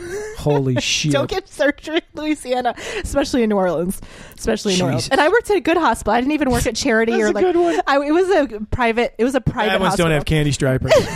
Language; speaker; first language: English; native; English